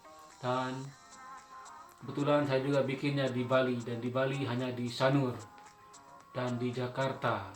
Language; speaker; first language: Indonesian; non-native, local second language; Sasak